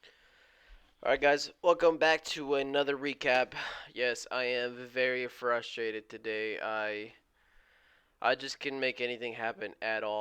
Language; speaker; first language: English; native; English